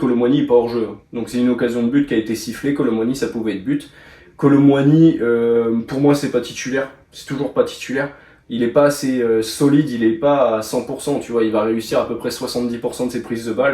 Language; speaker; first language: French; native; French